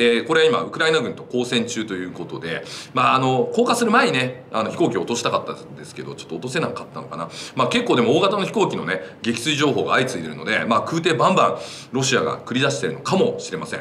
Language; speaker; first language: Japanese; native; Japanese